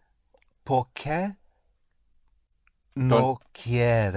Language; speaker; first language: Spanish; non-native, learner; English